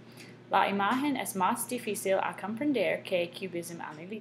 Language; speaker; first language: Spanish; non-native, learner; English